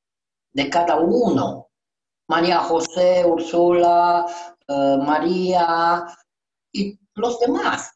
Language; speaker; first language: Spanish; non-native, learner; Romanian